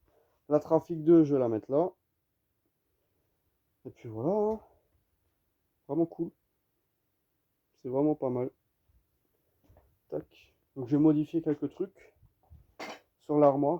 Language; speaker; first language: French; native; French